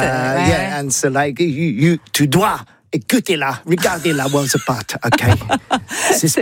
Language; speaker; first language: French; non-native, learner; English